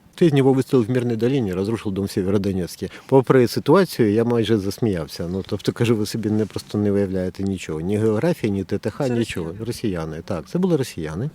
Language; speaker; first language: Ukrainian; native; Ukrainian